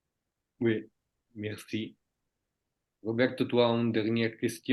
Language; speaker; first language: French; non-native, fluent; Italian